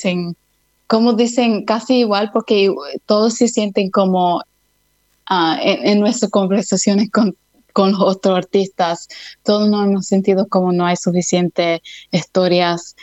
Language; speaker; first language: Spanish; early bilingual, other home language; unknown